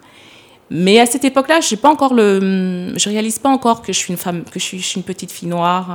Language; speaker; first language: French; early bilingual, other home language; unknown